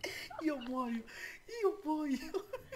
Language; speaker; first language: Italian; native; Italian